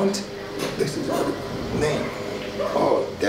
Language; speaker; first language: English; non-native, learner; Tibetan